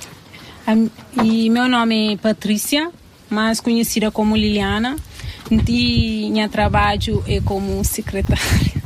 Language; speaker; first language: Portuguese; non-native, local second language; Kabuverdianu